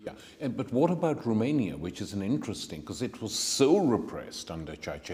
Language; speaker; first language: English; native; English